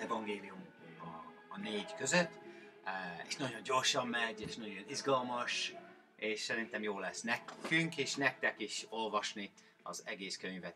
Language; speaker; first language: Hungarian; non-native, learner; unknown